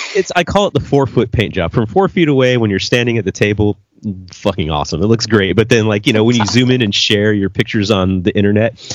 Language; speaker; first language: English; native; English